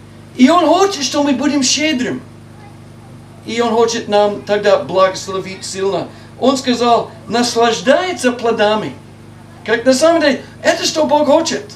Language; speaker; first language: Russian; non-native, learner; English